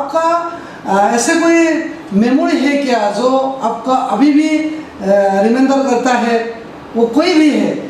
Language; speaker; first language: Hindi; non-native, local second language; Assamese